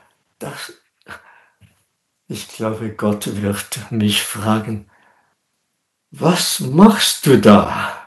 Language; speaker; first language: German; non-native, fluent; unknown